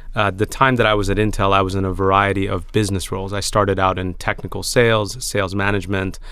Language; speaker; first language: English; early bilingual, other home language; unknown